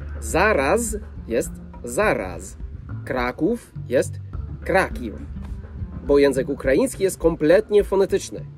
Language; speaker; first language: Polish; non-native, fluent; English